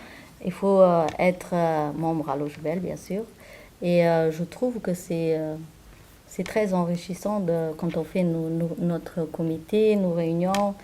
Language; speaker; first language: French; non-native, fluent; Portuguese